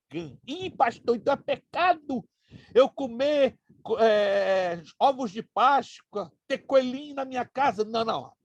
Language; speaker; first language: Portuguese; native; Portuguese